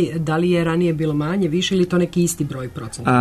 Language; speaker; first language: Serbian; native; Serbian